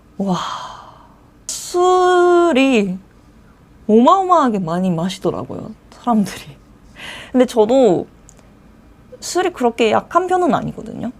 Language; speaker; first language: Korean; non-native, fluent; Japanese